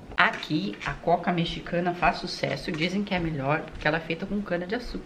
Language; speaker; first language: Portuguese; native; Portuguese